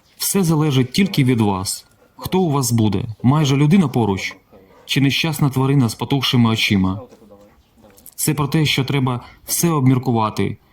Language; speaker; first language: Ukrainian; non-native, local second language; Russian